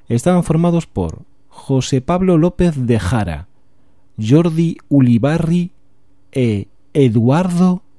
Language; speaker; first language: Spanish; non-native, local second language; Galician